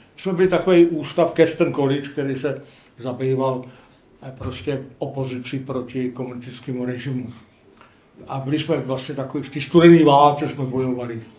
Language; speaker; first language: Czech; non-native, local second language; Polish